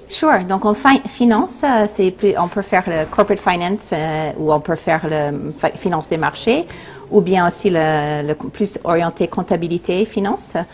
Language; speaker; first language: French; non-native, fluent; English